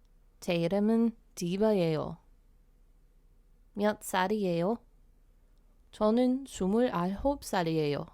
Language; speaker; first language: Korean; non-native, fluent; English